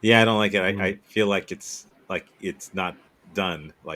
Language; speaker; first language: English; native; English